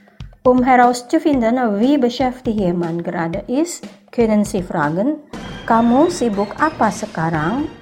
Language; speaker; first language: German; non-native, fluent; Indonesian